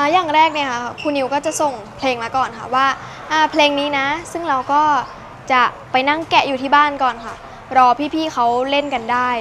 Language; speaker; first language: Thai; native; Thai